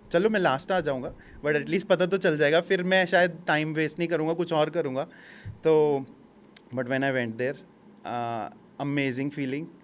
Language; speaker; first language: Hindi; native; Hindi